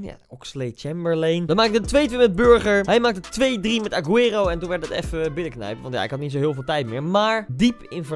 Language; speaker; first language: Dutch; native; Dutch